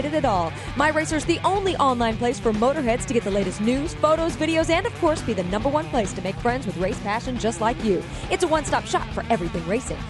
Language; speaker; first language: English; native; English